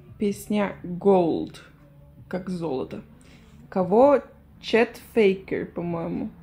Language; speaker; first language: Russian; non-native, fluent; Spanish